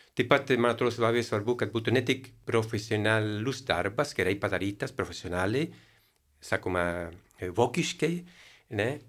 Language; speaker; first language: Lithuanian; non-native, fluent; Spanish